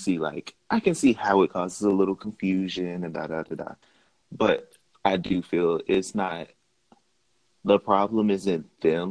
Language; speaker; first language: English; native; English